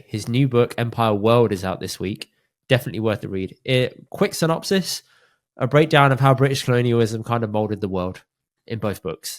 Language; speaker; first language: English; early bilingual, other home language; Punjabi